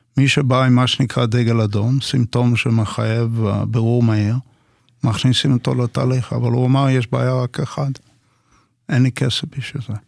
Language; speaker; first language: Hebrew; non-native, fluent; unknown